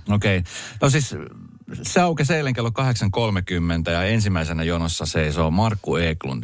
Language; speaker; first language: Finnish; early bilingual, other home language; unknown